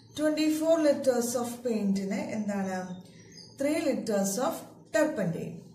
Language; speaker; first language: English; non-native, local second language; Malayalam